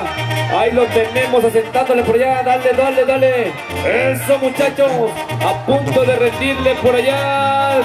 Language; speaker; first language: Spanish; native; Spanish